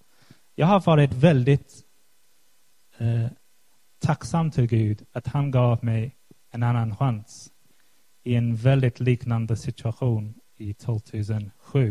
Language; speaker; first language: Swedish; non-native, fluent; English